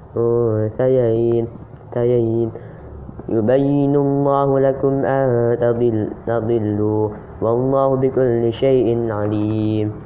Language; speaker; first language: Arabic; non-native, learner; Indonesian